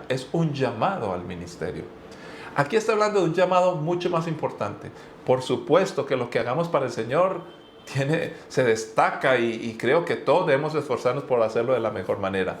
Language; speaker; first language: Spanish; native; Spanish